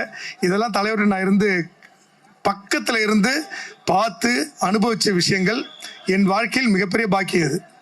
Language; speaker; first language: Tamil; native; Tamil